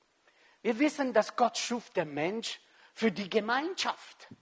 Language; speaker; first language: German; non-native, fluent; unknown